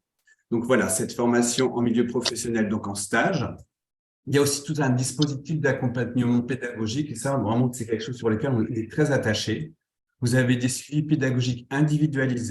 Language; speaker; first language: French; native; French